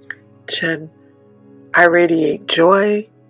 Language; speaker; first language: English; native; English